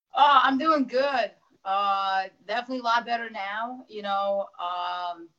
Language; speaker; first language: English; early bilingual, other home language; Russian